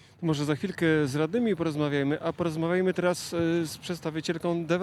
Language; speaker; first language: Polish; native; Polish